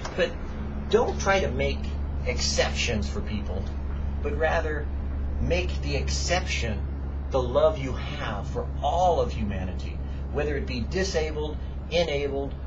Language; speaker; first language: English; native; English